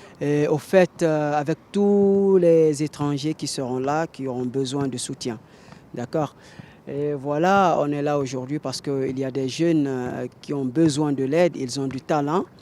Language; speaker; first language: French; non-native, local second language; Fula